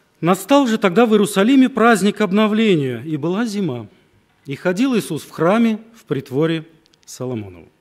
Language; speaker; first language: Russian; native; Russian